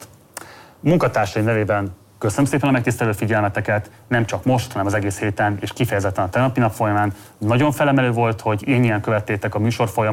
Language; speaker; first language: Hungarian; native; Hungarian